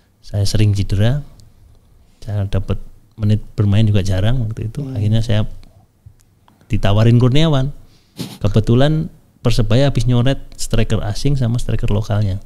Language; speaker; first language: Indonesian; native; Indonesian